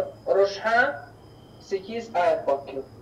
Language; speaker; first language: Turkish; non-native, learner; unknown